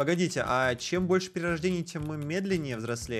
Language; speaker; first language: Russian; native; Russian